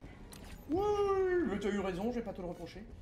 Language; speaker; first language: French; native; French